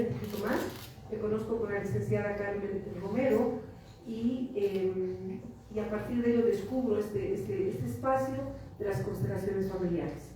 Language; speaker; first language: Spanish; native; Spanish